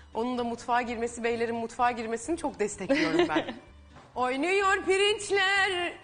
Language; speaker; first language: Turkish; native; Turkish